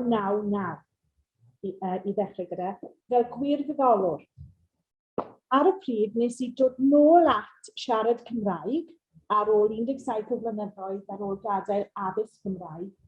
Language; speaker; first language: Welsh; non-native, local second language; English